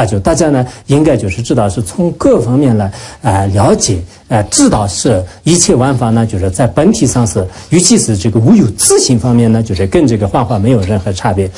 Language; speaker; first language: Chinese; non-native, local second language; Tibetan